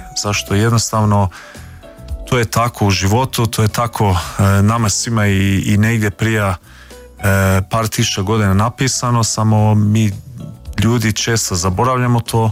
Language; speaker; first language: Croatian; early bilingual, heritage; Croatian